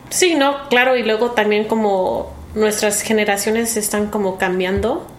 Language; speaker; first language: Spanish; early bilingual, heritage; Spanish